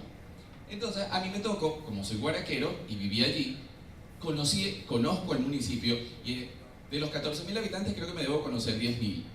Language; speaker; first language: Spanish; native; Spanish